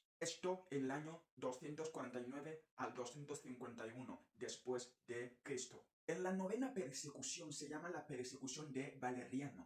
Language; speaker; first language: Spanish; non-native, fluent; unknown